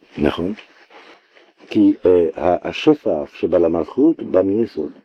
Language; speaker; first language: Hebrew; non-native, fluent; French